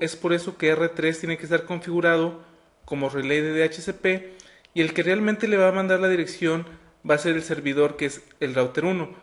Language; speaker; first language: Spanish; native; Spanish